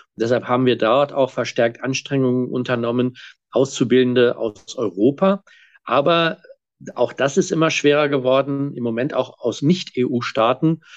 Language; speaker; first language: German; native; German